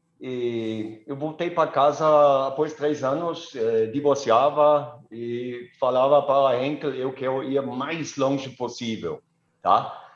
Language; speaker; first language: Portuguese; non-native, fluent; German